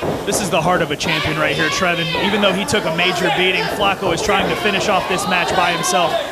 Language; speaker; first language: English; native; English